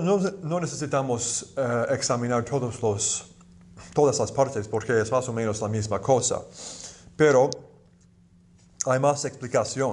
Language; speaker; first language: Spanish; non-native, fluent; English